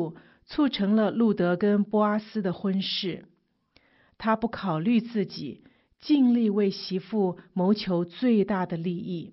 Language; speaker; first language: Chinese; native; Chinese